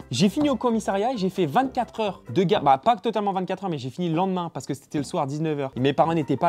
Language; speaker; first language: French; native; French